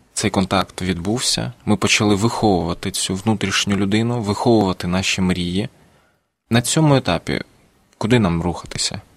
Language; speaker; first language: Ukrainian; native; Ukrainian